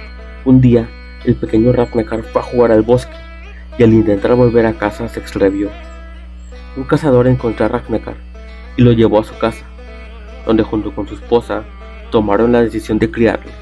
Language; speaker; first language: Spanish; native; Spanish